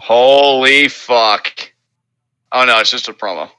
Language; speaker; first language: English; native; English